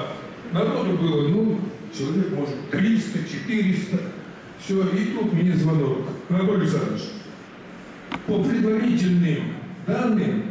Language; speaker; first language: Russian; native; Russian